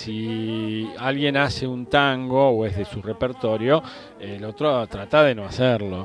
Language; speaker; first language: Spanish; native; Spanish